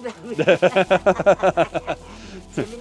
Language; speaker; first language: Korean; native; Korean